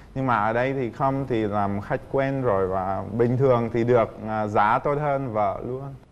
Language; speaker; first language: Vietnamese; non-native, fluent; Czech